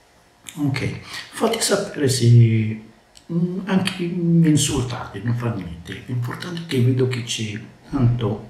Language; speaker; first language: Italian; non-native, learner; Arabic